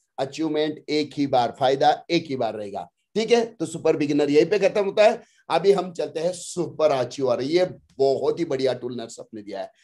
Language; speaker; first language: Hindi; non-native, local second language; Marathi